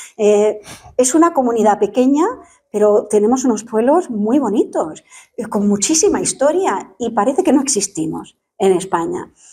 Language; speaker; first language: Spanish; non-native, fluent; English